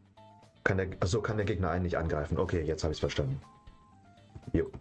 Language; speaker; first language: German; native; German